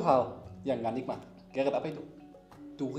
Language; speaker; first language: Indonesian; non-native, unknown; German